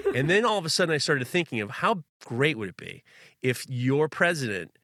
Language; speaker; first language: English; native; English